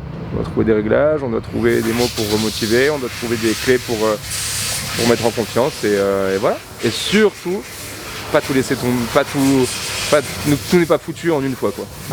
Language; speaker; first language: French; native; French